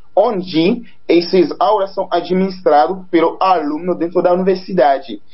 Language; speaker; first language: Portuguese; non-native, fluent; Haitian Creole